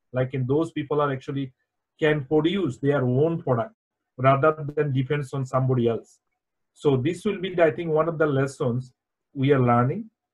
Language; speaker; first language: English; non-native, local second language; Bangla